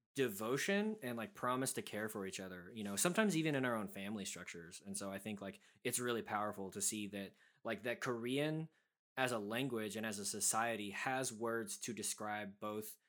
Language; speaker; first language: English; native; English